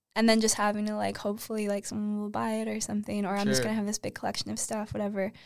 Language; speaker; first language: English; native; English